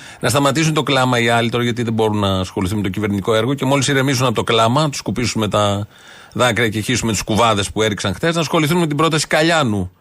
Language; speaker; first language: Greek; native; Greek